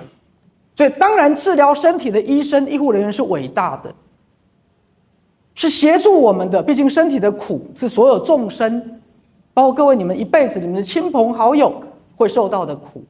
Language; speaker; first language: Chinese; native; Chinese